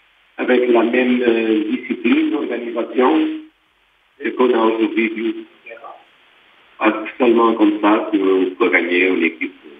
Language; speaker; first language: French; non-native, fluent; Portuguese